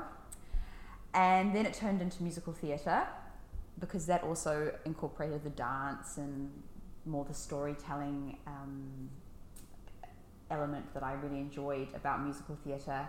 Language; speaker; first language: English; native; English